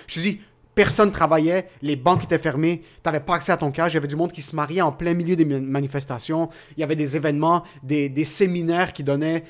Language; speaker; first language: French; native; French